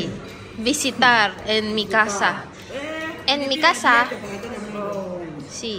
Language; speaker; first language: Spanish; non-native, learner; Filipino